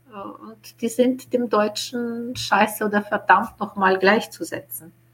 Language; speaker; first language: German; non-native, fluent; Ukrainian